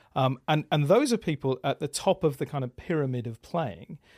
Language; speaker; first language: English; native; English